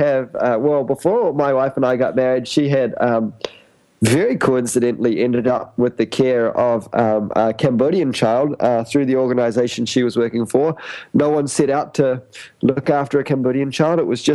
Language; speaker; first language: English; native; English